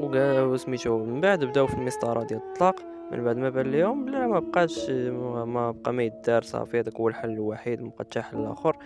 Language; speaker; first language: Arabic; native; Arabic